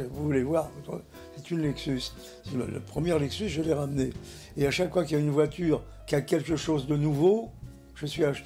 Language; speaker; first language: French; native; French